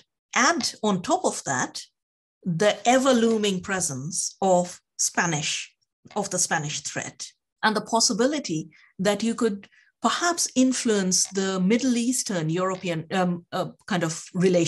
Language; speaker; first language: English; non-native, local second language; Bangla